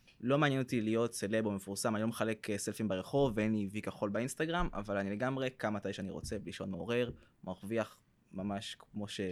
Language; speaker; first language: Hebrew; early bilingual, other home language; French